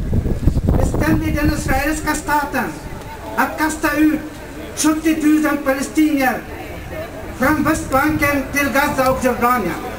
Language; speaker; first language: Swedish; non-native, fluent; Arabic